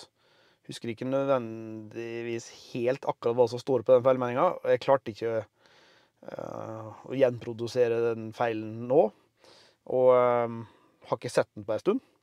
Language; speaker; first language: Norwegian; native; Norwegian